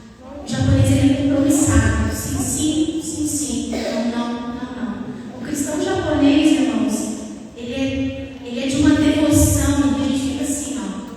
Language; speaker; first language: Portuguese; native; Portuguese